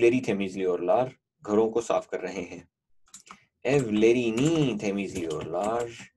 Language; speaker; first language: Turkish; non-native, fluent; Urdu